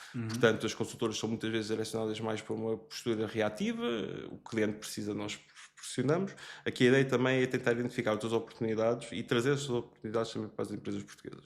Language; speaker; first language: Portuguese; native; Portuguese